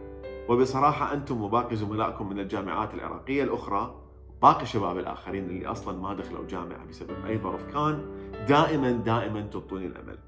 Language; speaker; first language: Arabic; native; Arabic